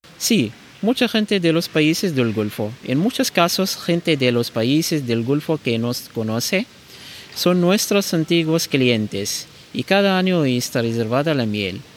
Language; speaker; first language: Spanish; non-native, learner; Arabic